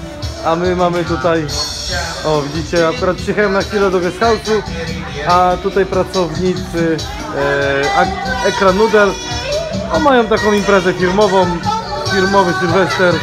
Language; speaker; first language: Polish; native; Polish